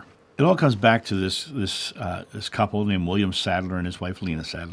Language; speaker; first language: English; native; English